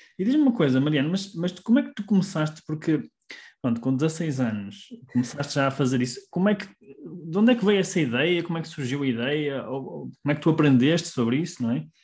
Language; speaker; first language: Portuguese; native; Portuguese